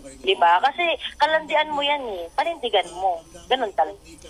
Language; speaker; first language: Filipino; native; Filipino